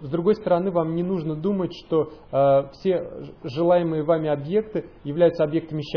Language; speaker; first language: Russian; native; Russian